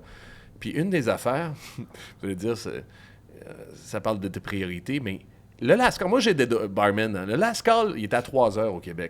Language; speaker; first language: French; native; French